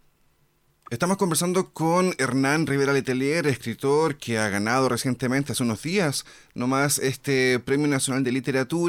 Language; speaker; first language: Spanish; native; Spanish